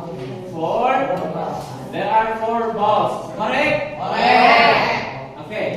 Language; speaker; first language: English; non-native, learner; Indonesian